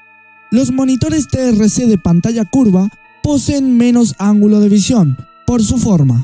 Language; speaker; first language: Spanish; native; Spanish